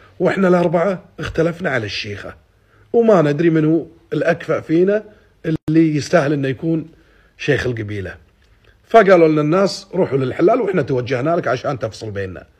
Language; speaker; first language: Arabic; native; Arabic